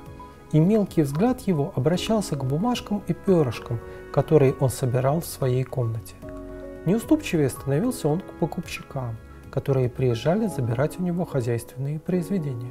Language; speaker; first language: Russian; native; Russian